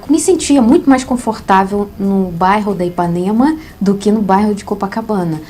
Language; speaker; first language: Portuguese; non-native, fluent; Russian